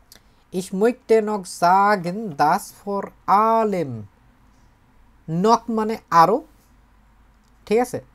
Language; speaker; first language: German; non-native, fluent; Bangla